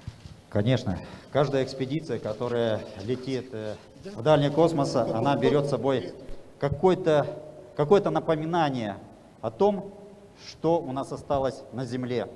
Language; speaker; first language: Russian; native; Russian